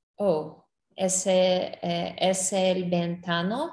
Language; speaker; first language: Spanish; non-native, learner; English